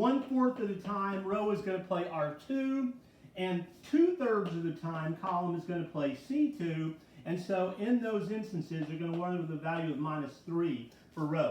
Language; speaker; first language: English; native; English